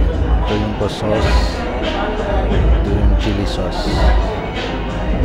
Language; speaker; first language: Filipino; early bilingual, heritage; Filipino